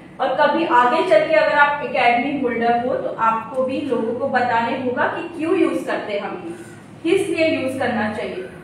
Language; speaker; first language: Hindi; non-native, local second language; Gujarati